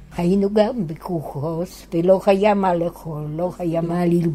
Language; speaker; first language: Hebrew; non-native, fluent; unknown